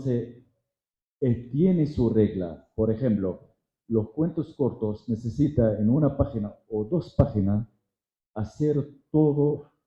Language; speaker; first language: Spanish; non-native, fluent; Arabic